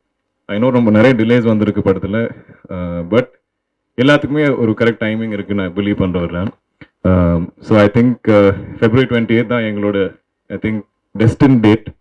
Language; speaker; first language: Tamil; non-native, local second language; Malayalam